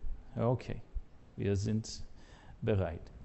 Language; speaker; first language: German; non-native, fluent; English